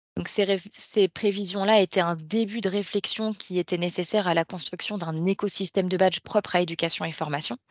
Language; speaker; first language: French; native; French